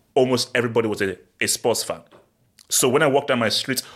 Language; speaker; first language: English; early bilingual, other home language; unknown